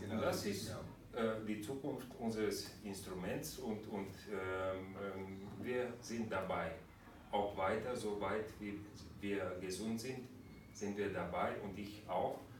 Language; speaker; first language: German; non-native, fluent; Romanian